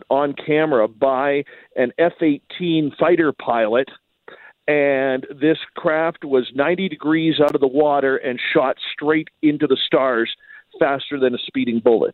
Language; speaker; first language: English; native; English